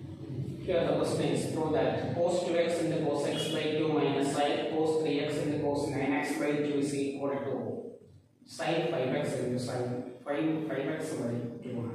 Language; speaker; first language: English; non-native, local second language; Malayalam